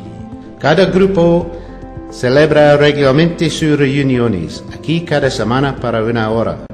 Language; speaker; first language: Spanish; non-native, learner; English